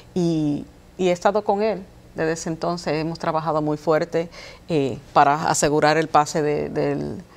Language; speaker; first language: Spanish; early bilingual, heritage; Spanish